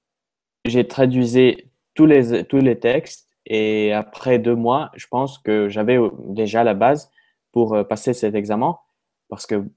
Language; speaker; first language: French; non-native, fluent; Russian